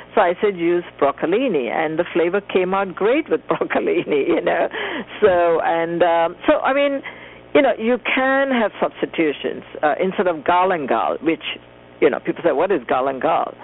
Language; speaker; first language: English; non-native, local second language; Tamil